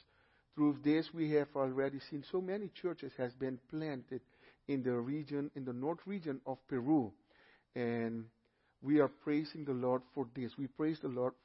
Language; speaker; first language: English; non-native, fluent; Papiamento